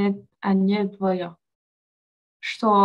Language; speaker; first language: Russian; non-native, learner; French